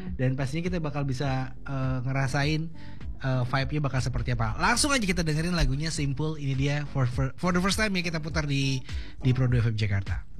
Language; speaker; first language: Indonesian; native; Indonesian